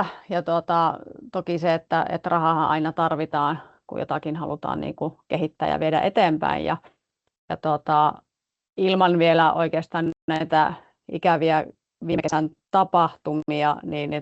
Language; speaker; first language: Finnish; native; Finnish